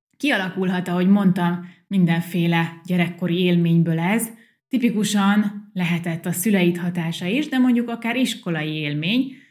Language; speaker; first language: Hungarian; early bilingual, heritage; Hungarian